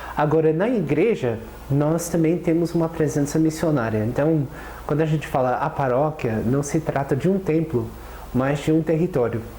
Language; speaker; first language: Portuguese; non-native, fluent; English